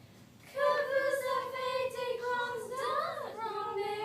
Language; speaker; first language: French; non-native, learner; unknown